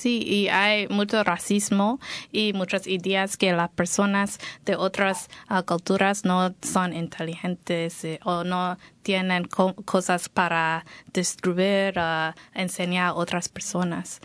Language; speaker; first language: Spanish; non-native, learner; English